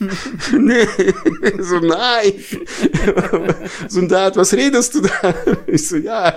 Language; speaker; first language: German; non-native, fluent; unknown